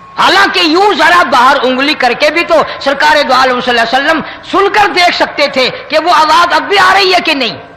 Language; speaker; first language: Urdu; non-native, local second language; Punjabi